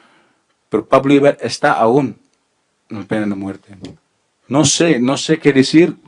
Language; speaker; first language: Spanish; non-native, learner; Filipino